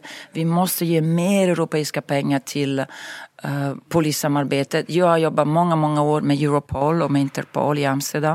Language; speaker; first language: Swedish; non-native, fluent; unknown